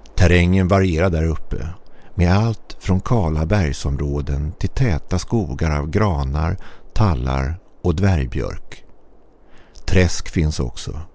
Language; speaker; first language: Swedish; native; Swedish